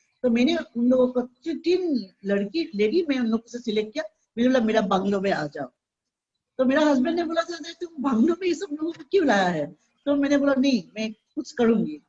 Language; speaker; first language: Hindi; non-native, local second language; Assamese